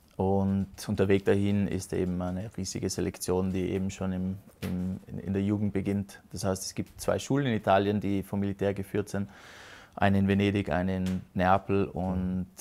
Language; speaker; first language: German; native; German